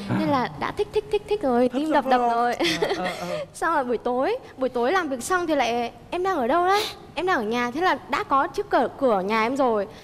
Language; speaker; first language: Vietnamese; native; Vietnamese